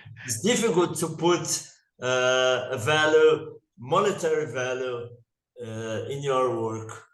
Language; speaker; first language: English; non-native, learner; Portuguese